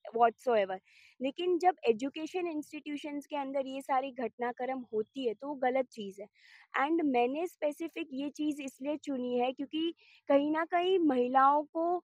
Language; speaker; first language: Hindi; non-native, local second language; Gujarati